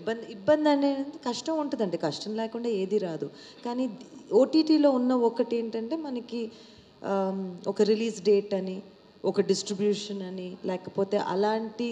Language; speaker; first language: Telugu; native; Telugu